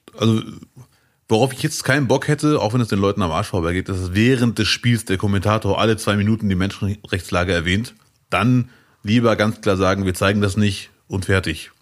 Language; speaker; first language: German; early bilingual, other home language; Arabic